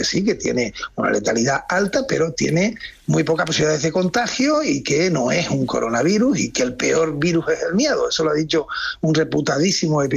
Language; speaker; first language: Spanish; native; Spanish